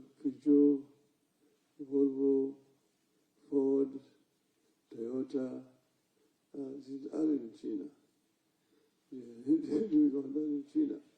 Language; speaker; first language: German; non-native, fluent; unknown